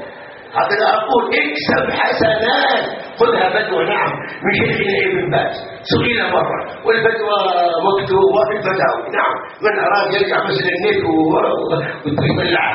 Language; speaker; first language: Arabic; native; Arabic